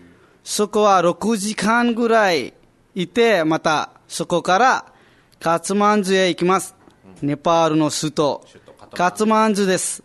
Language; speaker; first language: Japanese; non-native, fluent; Nepali